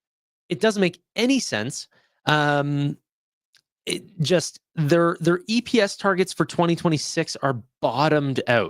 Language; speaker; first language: English; native; English